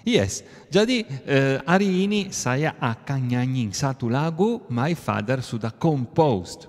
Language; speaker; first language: Indonesian; non-native, learner; Italian